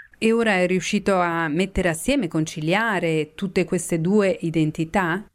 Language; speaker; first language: Italian; native; Italian